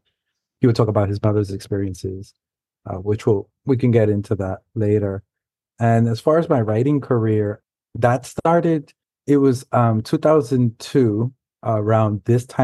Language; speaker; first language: English; early bilingual, other home language; Spanish